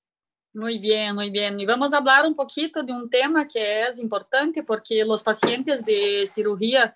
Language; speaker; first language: Spanish; non-native, learner; Portuguese